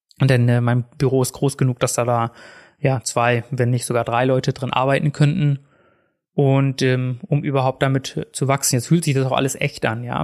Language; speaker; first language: German; native; German